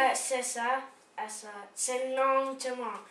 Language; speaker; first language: French; non-native, learner; English